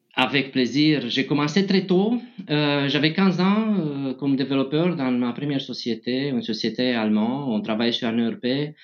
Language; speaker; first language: French; non-native, fluent; Romanian